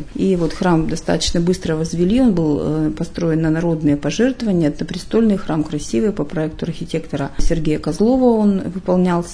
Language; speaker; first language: Russian; native; Russian